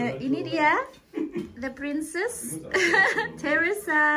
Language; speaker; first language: English; non-native, learner; Indonesian